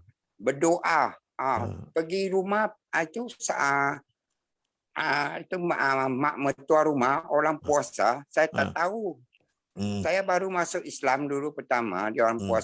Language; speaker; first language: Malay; non-native, local second language; Chinese